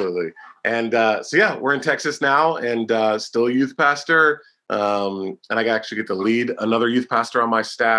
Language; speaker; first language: English; native; English